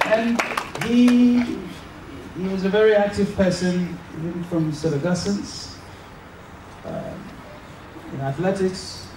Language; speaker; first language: English; non-native, local second language; Akan